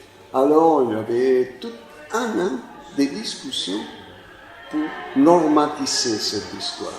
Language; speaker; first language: French; non-native, fluent; Spanish